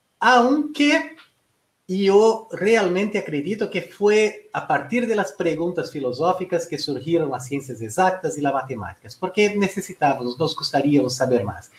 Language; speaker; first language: Spanish; non-native, fluent; Portuguese